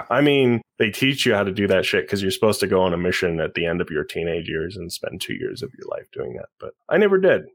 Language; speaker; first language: English; native; English